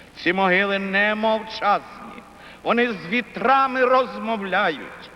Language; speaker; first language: Ukrainian; native; Ukrainian